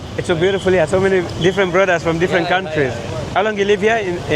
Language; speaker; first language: English; non-native, fluent; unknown